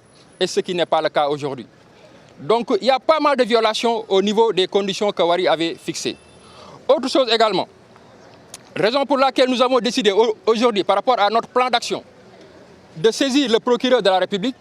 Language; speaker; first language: French; non-native, local second language; Wolof